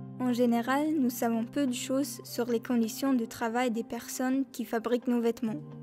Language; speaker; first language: French; non-native, fluent; German